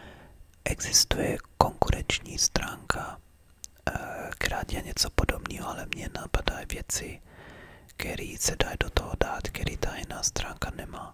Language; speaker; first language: Czech; early bilingual, heritage; Czech